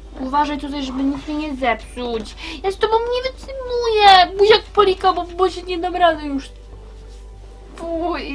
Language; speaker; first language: Polish; native; Polish